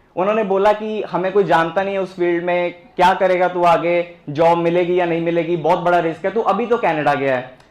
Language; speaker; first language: Hindi; native; Hindi